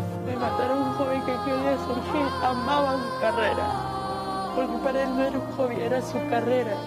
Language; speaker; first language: Spanish; native; Spanish